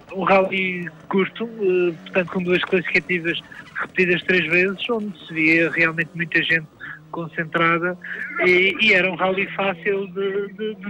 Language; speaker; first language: Portuguese; native; Portuguese